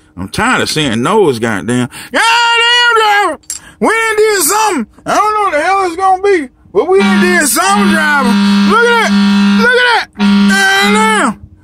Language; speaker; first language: English; native; English